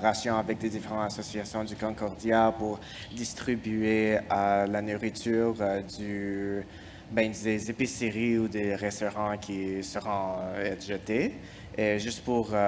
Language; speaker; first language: French; non-native, fluent; English